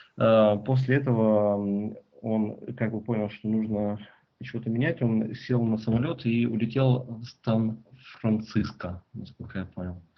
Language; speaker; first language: Russian; native; Russian